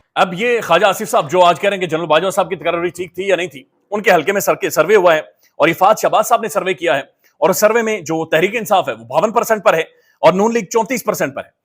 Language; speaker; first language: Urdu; native; Urdu